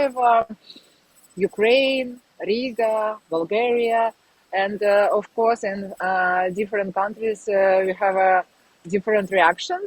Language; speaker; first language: English; non-native, learner; Ukrainian